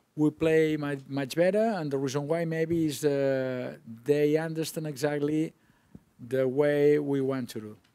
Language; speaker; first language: English; non-native, fluent; Spanish